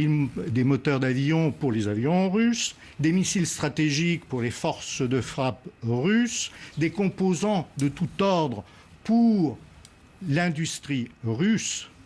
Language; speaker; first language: French; native; French